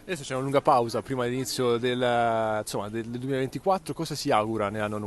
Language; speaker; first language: Italian; native; Italian